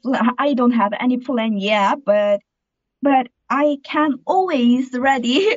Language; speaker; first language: English; non-native, learner; Korean